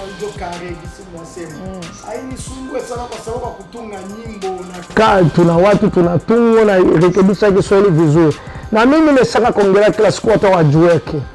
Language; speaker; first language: Swahili; non-native, local second language; French